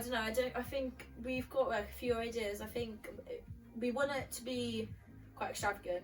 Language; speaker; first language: English; native; English